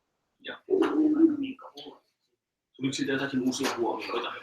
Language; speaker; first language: Finnish; native; Finnish